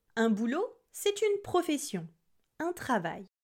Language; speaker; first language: French; native; French